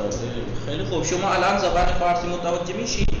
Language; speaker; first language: Persian; non-native, fluent; Urdu